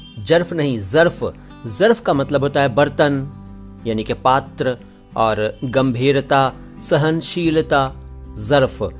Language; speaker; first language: Hindi; native; Hindi